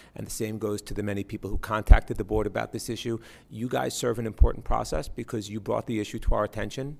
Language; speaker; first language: English; native; English